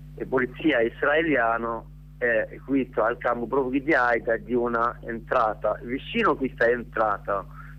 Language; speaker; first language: Italian; non-native, learner; Arabic